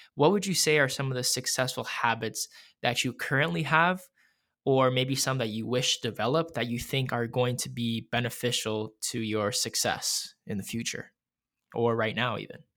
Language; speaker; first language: English; native; English